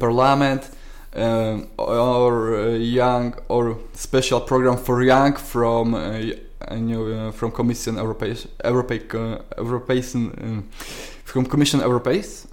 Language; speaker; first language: English; non-native, learner; Polish